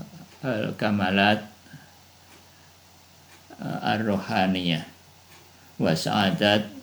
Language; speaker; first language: Arabic; non-native, fluent; Indonesian